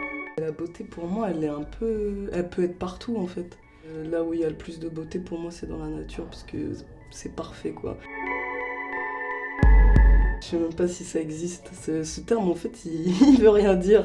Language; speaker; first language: French; native; French